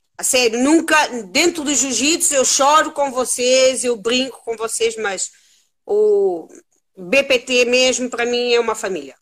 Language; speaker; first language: Portuguese; non-native, local second language; Kabuverdianu